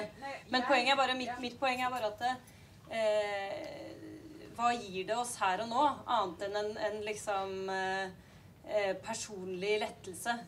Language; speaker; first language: Norwegian; native; Norwegian